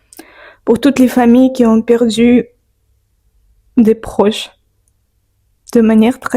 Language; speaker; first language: French; non-native, fluent; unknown